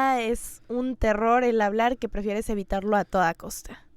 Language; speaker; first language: Spanish; native; Spanish